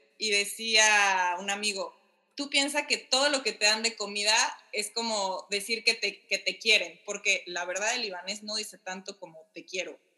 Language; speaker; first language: Spanish; native; Spanish